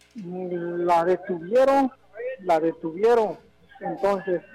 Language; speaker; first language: Spanish; non-native, local second language; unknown